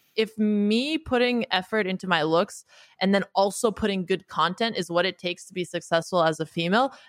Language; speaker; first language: English; native; English